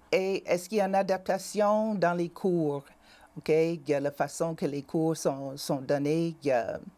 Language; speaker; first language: French; native; French